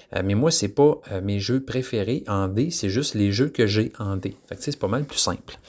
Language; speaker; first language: French; native; French